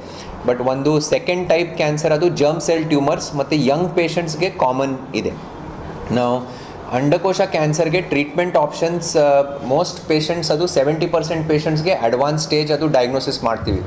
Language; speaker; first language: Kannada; non-native, learner; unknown